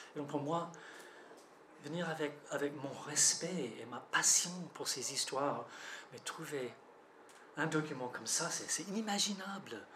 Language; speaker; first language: French; non-native, fluent; English